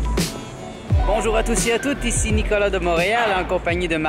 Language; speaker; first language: French; native; French